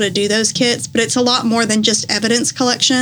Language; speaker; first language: English; native; English